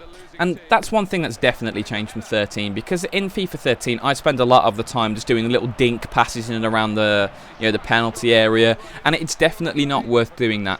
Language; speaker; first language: English; native; English